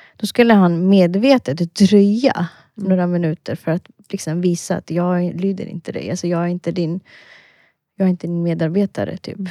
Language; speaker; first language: Swedish; early bilingual, other home language; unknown